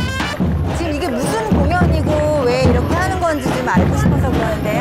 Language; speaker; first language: Korean; native; Korean